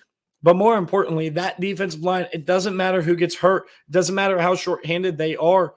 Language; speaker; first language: English; native; English